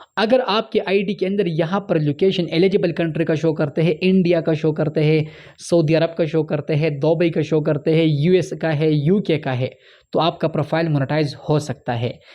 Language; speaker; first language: Urdu; non-native, local second language; Punjabi